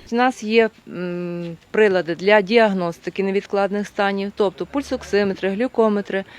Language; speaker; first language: Ukrainian; native; Ukrainian